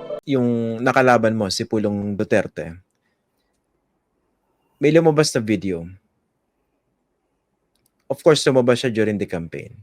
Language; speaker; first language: Filipino; native; Filipino